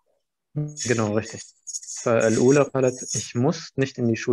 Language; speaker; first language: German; non-native, fluent; Arabic